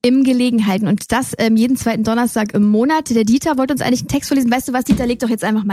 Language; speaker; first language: German; native; German